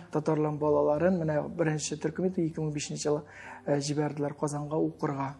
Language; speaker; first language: Tatar; early bilingual, heritage; Tatar